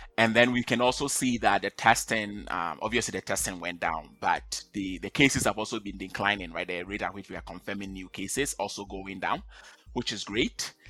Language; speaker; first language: English; non-native, local second language; Akan